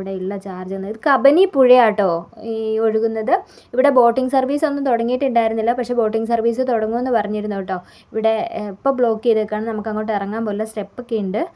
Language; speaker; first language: Malayalam; native; Malayalam